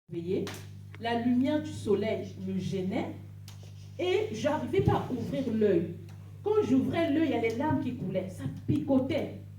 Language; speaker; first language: French; non-native, local second language; Lingala